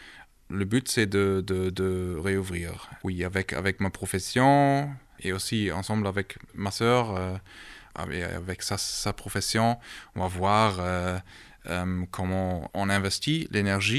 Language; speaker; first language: French; early bilingual, heritage; German